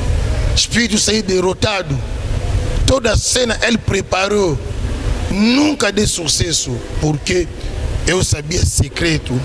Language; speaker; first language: Portuguese; non-native, learner; Lingala